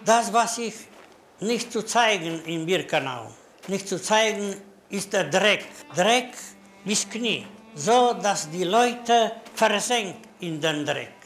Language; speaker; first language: German; non-native, learner; Polish